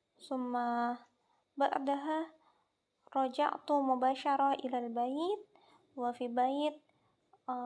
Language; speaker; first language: Arabic; non-native, learner; Indonesian